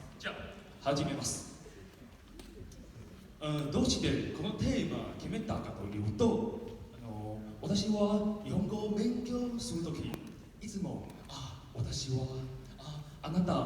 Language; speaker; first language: Japanese; non-native, learner; Min Nan Chinese